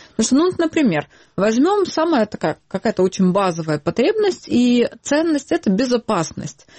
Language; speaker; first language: Russian; non-native, local second language; Ukrainian